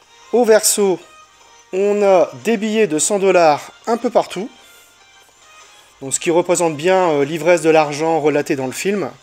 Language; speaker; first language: French; native; French